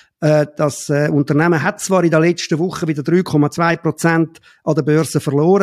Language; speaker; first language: German; native; German